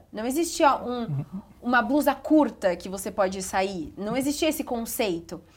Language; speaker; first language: Portuguese; native; Portuguese